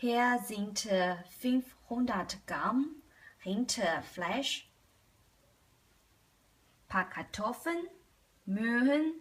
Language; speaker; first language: German; non-native, learner; Chinese